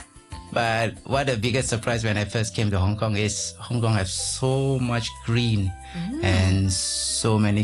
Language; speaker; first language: English; non-native, local second language; Min Nan Chinese